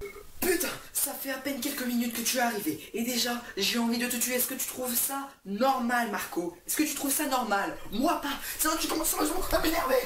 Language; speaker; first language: French; native; French